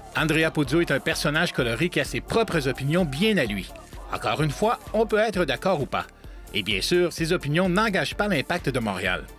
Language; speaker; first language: French; native; French